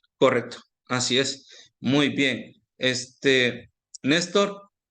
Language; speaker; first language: Spanish; native; Spanish